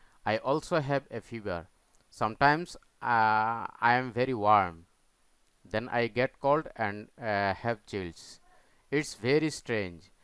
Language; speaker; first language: English; non-native, local second language; Bangla